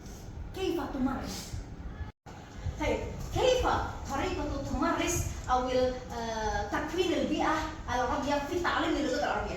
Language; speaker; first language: Arabic; non-native, learner; Indonesian